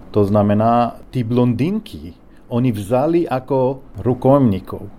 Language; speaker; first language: Czech; non-native, learner; Hebrew